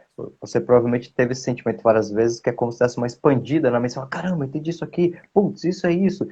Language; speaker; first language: Portuguese; native; Portuguese